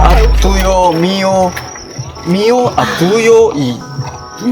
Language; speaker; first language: Spanish; non-native, learner; Korean